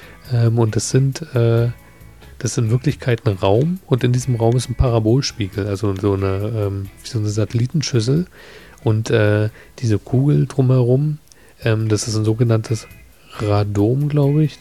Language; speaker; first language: German; native; German